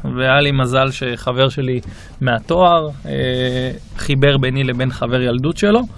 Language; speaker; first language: Hebrew; native; Hebrew